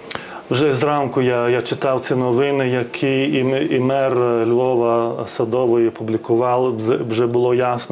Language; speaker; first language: Ukrainian; non-native, fluent; Lithuanian